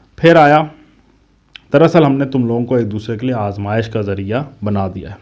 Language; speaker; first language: Urdu; native; Urdu